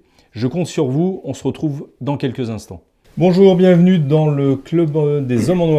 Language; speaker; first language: French; native; French